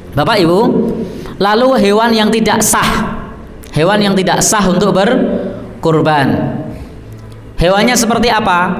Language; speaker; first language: Indonesian; non-native, local second language; Javanese